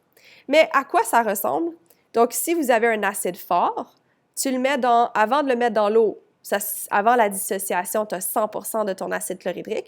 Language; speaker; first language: French; native; French